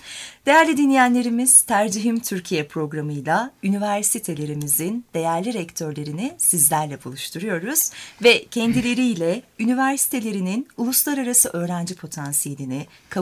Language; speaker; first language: Turkish; native; Turkish